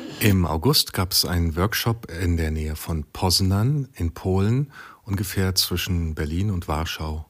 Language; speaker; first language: German; native; German